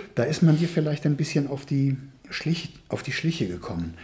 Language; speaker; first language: German; native; German